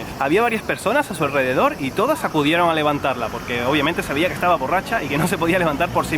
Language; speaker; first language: Spanish; native; Spanish